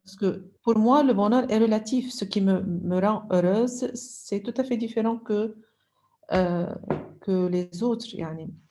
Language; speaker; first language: French; non-native, local second language; Arabic